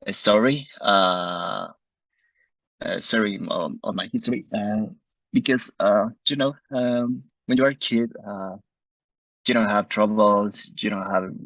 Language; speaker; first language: English; non-native, learner; Spanish